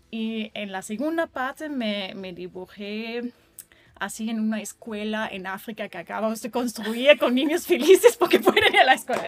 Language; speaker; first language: Spanish; non-native, fluent; German